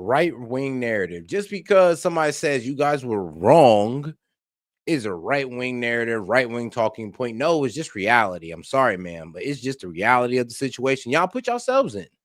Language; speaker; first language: English; native; English